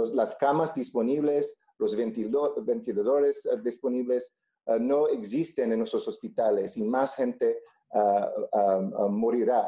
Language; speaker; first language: Spanish; non-native, local second language; English